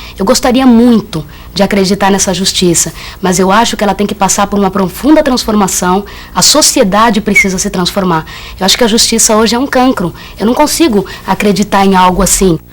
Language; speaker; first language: Portuguese; native; Portuguese